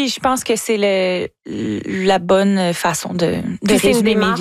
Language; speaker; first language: French; native; French